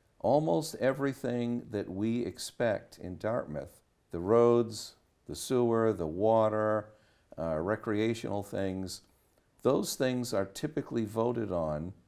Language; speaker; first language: English; native; English